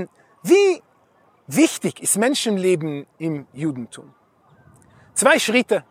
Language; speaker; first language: German; non-native, fluent; Hebrew